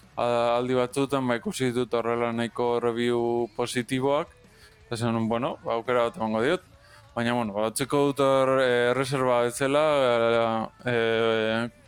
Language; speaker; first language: Basque; non-native, local second language; Spanish